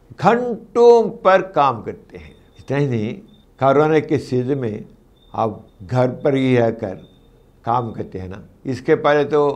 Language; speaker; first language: Hindi; non-native, local second language; Telugu